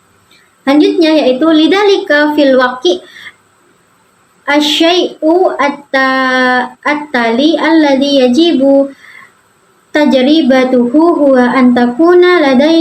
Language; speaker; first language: Arabic; non-native, learner; Indonesian